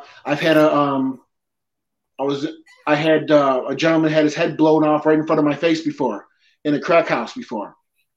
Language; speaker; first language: English; native; English